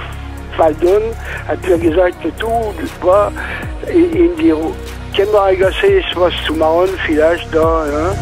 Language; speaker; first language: German; non-native, fluent; French